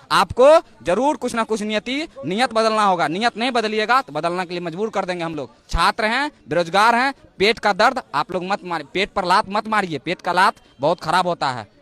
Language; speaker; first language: Hindi; native; Hindi